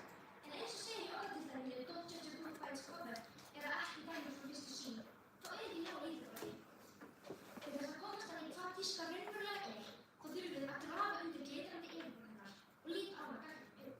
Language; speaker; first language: Icelandic; native; Icelandic